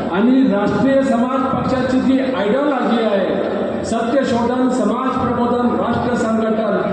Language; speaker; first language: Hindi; non-native, local second language; Kannada